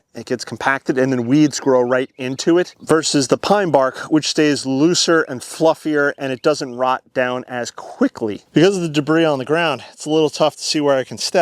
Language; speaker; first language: English; native; English